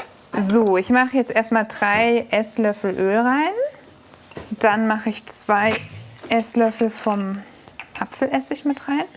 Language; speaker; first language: German; native; German